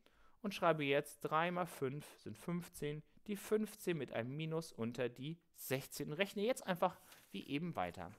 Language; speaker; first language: German; native; German